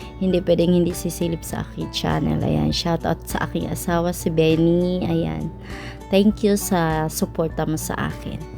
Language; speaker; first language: Filipino; non-native, local second language; Cebuano